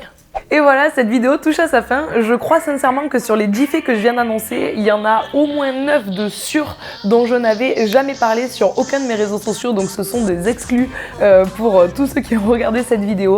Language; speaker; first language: French; native; French